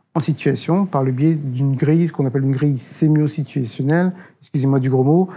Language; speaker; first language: French; native; French